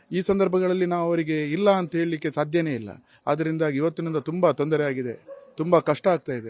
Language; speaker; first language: Kannada; native; Kannada